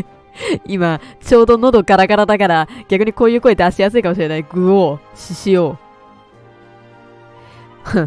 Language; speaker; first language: Japanese; native; Japanese